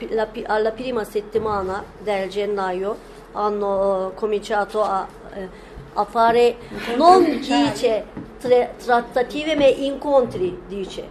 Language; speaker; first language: Italian; non-native, fluent; Turkish